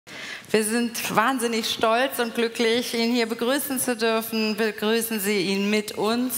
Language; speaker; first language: German; native; German